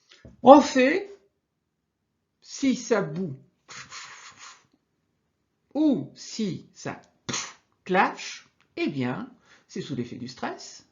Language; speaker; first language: French; native; French